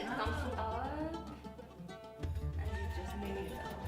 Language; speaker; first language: English; non-native, learner; Arabic